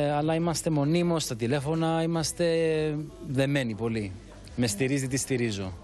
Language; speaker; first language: Greek; early bilingual, heritage; Greek